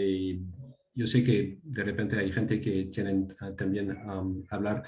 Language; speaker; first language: Spanish; non-native, fluent; French